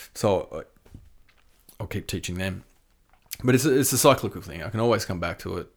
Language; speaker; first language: English; native; English